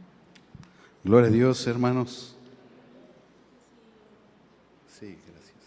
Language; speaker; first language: Spanish; native; Spanish